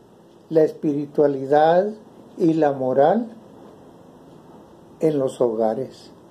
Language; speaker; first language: Spanish; native; Spanish